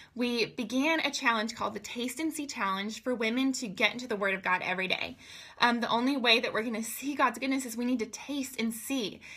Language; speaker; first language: English; native; English